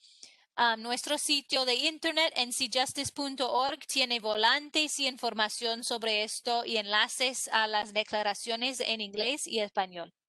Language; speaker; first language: Spanish; non-native, fluent; English